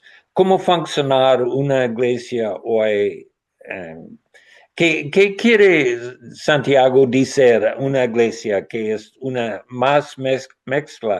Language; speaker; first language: Spanish; non-native, learner; English